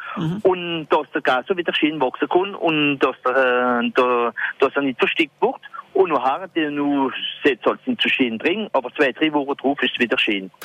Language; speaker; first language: German; non-native, local second language; French